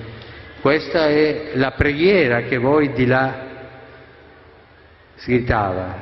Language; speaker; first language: Italian; non-native, fluent; Spanish